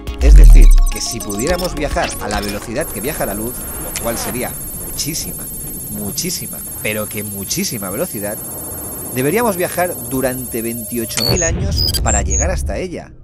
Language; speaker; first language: Spanish; native; Spanish